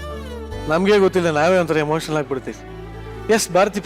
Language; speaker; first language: Kannada; native; Kannada